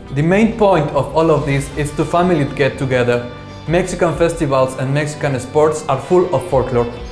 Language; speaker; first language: English; non-native, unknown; Spanish